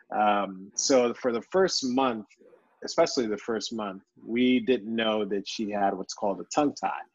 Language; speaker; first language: English; early bilingual, other home language; Yoruba